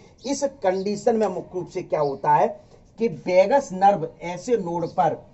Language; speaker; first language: Hindi; native; Hindi